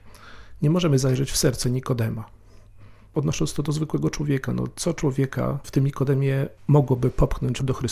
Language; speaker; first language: Polish; native; Polish